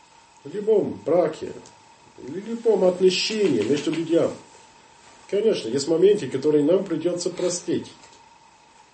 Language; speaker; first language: Russian; non-native, fluent; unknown